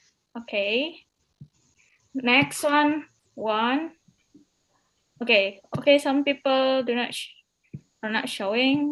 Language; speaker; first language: English; non-native, fluent; Indonesian